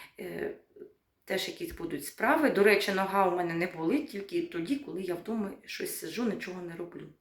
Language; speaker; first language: Ukrainian; native; Ukrainian